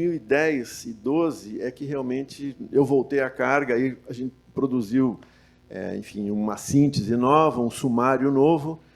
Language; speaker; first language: Portuguese; native; Portuguese